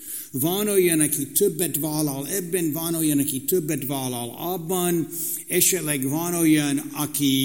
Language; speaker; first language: Hungarian; non-native, fluent; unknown